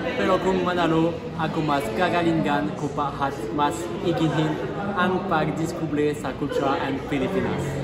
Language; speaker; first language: Filipino; non-native, learner; French